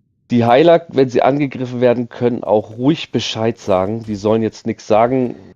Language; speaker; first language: German; native; German